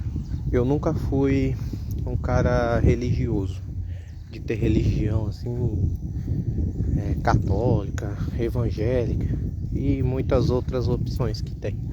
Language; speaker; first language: Portuguese; native; Portuguese